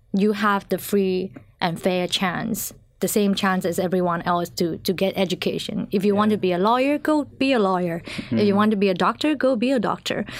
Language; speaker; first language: English; non-native, local second language; Chinese